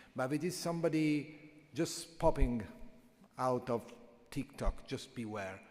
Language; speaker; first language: English; non-native, fluent; Italian